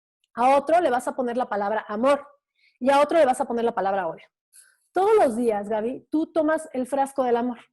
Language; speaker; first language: Spanish; native; Spanish